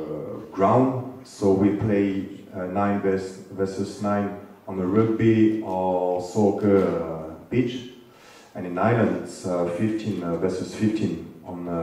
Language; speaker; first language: English; non-native, fluent; French